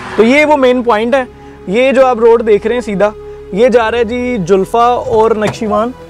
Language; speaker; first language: Urdu; non-native, local second language; Punjabi